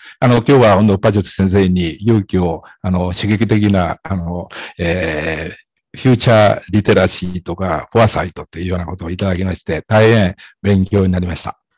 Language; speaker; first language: Japanese; native; Japanese